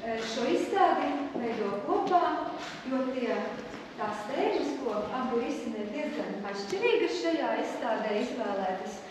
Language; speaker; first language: Latvian; native; Latvian